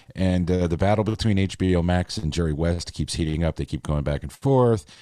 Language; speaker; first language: English; native; English